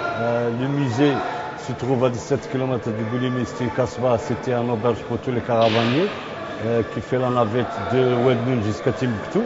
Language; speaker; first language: French; non-native, local second language; Arabic